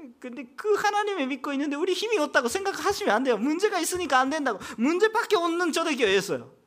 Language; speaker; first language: Korean; non-native, fluent; Japanese